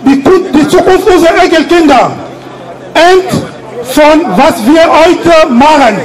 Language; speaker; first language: German; non-native, fluent; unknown